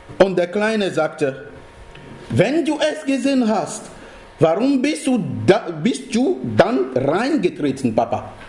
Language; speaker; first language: German; non-native, fluent; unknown